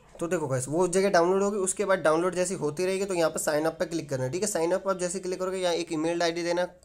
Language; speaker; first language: Hindi; native; Hindi